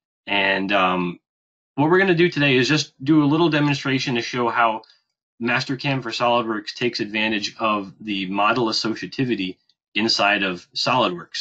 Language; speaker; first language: English; native; English